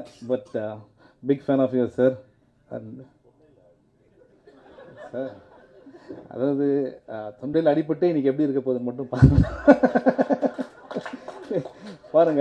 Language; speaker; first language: Tamil; native; Tamil